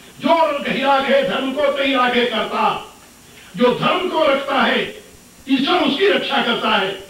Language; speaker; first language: Hindi; native; Hindi